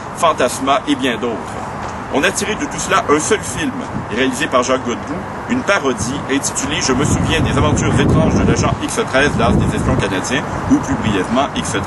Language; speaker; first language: French; native; French